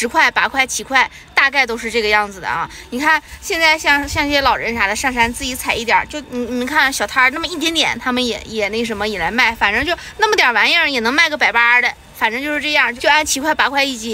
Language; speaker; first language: Chinese; native; Chinese